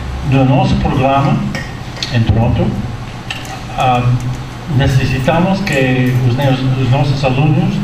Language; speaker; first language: Portuguese; non-native, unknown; English